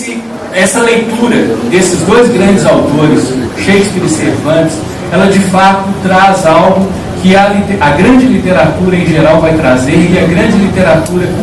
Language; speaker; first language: Portuguese; native; Portuguese